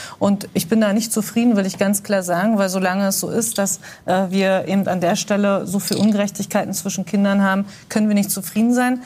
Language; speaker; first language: German; native; German